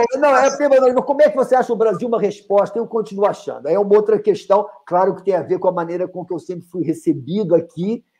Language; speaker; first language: Portuguese; native; Portuguese